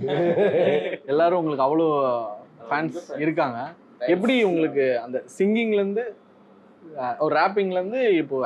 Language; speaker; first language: Tamil; native; Tamil